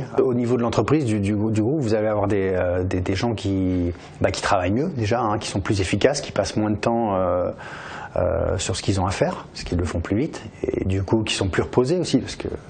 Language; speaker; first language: French; native; French